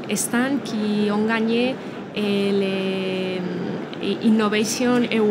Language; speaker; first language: French; non-native, learner; Spanish